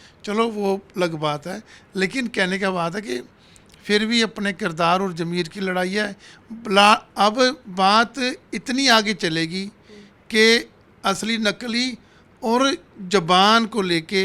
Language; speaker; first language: Hindi; non-native, local second language; Punjabi